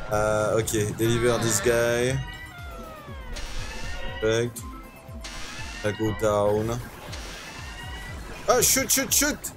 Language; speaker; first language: English; non-native, learner; French